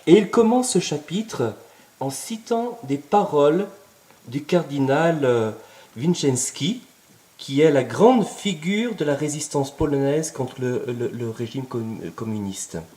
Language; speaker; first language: French; native; French